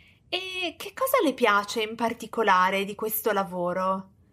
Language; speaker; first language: Italian; native; Italian